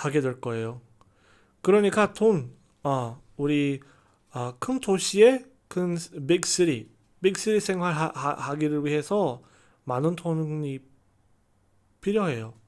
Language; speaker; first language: Korean; non-native, learner; Chinese